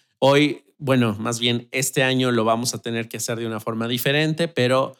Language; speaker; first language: Spanish; native; Spanish